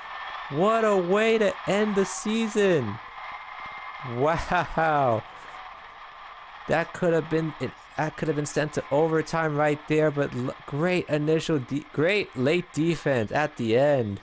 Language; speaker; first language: English; native; English